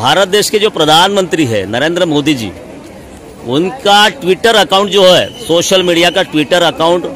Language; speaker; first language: Hindi; non-native, local second language; Marathi